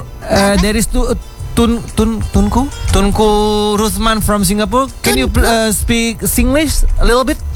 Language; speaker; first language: English; non-native, learner; Indonesian